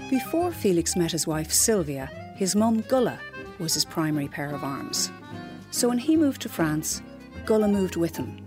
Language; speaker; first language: English; native; English